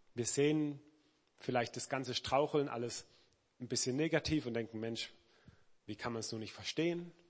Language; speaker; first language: German; native; German